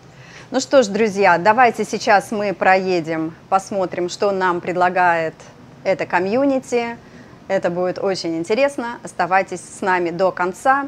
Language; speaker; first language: Russian; native; Russian